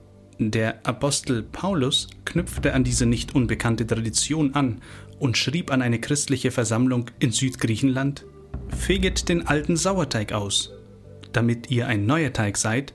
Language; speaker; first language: German; native; German